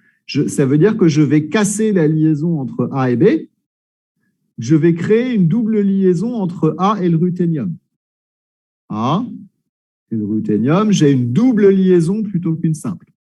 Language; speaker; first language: French; native; French